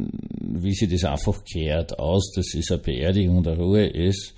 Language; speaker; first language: German; native; German